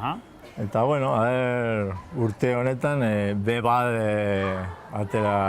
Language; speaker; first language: Basque; non-native, local second language; Spanish